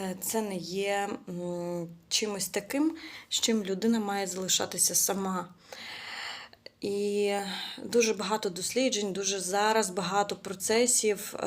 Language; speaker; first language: Ukrainian; native; Ukrainian